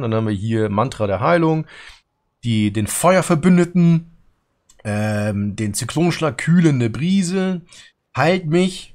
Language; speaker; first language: German; native; German